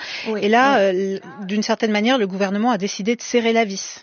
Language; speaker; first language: French; native; French